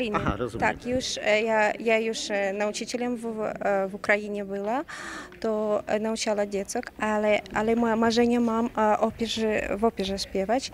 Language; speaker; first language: Polish; non-native, learner; Ukrainian